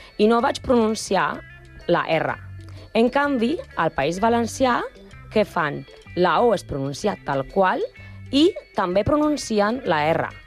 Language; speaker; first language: Catalan; non-native, learner; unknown